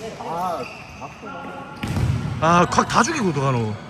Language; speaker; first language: Korean; native; Korean